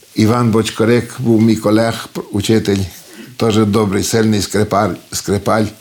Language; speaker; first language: Ukrainian; early bilingual, heritage; Ukrainian